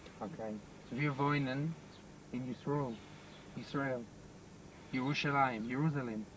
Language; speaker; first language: German; non-native, learner; English